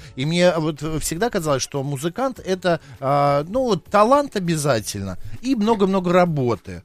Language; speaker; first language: Russian; native; Russian